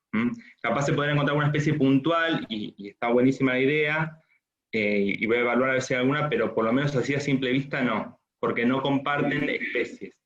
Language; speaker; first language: Spanish; native; Spanish